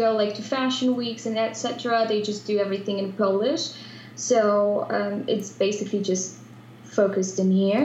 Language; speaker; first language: English; non-native, fluent; Polish